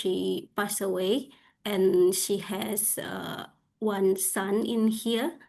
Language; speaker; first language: English; non-native, learner; Indonesian